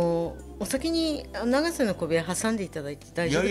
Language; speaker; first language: Japanese; native; Japanese